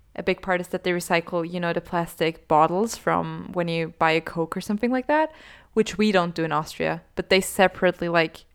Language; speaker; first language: English; non-native, fluent; German